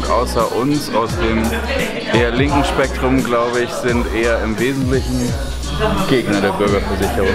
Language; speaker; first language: German; native; German